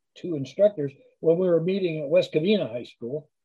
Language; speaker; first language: English; native; English